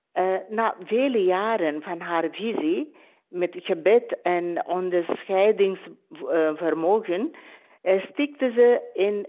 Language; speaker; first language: Dutch; non-native, learner; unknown